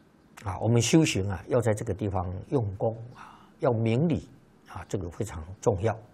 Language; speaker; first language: Chinese; native; Chinese